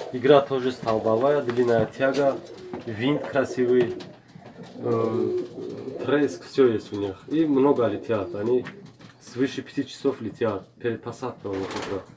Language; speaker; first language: Russian; non-native, local second language; Tajik